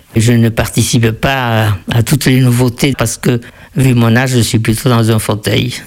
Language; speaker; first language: French; early bilingual, other home language; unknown